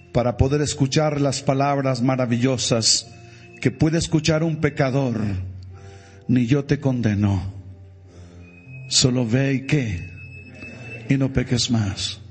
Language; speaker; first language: Spanish; native; Spanish